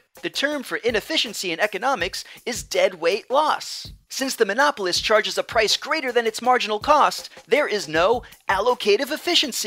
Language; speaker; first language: English; native; English